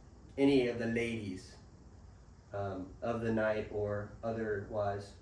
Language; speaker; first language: English; native; English